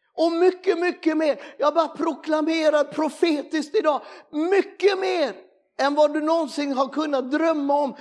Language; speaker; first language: Swedish; native; Swedish